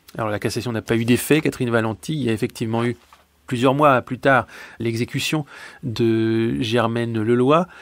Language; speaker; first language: French; native; French